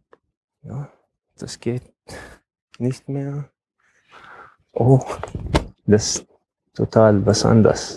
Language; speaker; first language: German; non-native, fluent; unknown